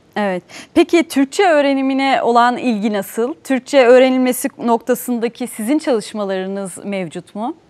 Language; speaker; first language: Turkish; native; Turkish